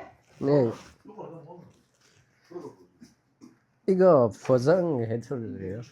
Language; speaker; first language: Korean; non-native, learner; Nepali